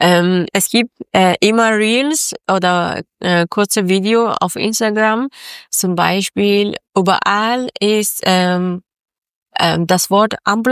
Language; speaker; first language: German; non-native, fluent; Persian